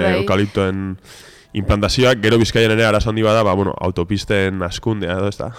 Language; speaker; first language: Basque; native; Basque